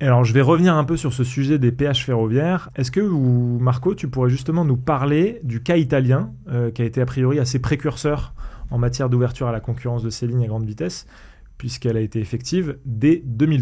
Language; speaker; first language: French; native; French